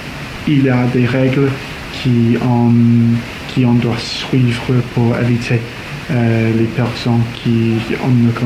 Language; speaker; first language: French; non-native, learner; English